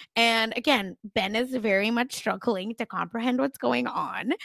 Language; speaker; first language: English; early bilingual, other home language; Hindi